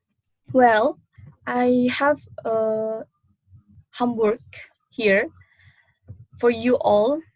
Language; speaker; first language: English; non-native, learner; Indonesian